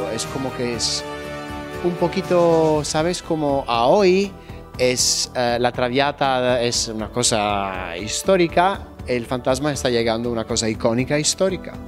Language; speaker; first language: Spanish; non-native, fluent; Italian